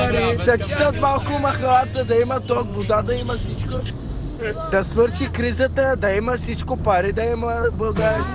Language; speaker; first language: Bulgarian; non-native, local second language; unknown